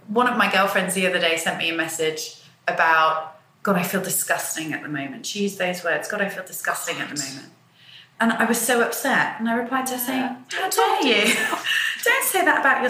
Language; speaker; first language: English; native; English